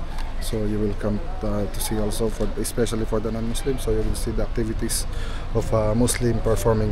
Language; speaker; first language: English; non-native, local second language; Filipino